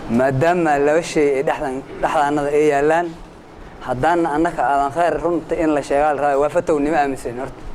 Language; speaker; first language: Somali; native; Somali